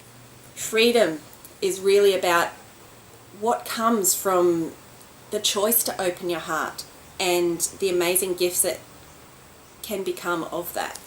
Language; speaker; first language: English; native; English